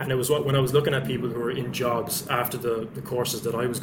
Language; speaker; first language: English; native; English